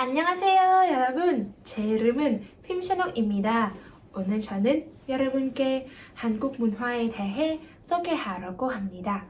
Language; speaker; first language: Korean; non-native, learner; Thai